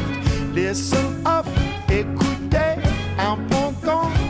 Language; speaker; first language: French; non-native, learner; English